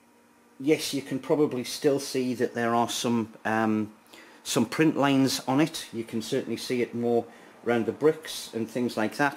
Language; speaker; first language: English; native; English